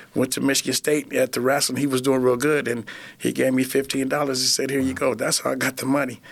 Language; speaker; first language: English; native; English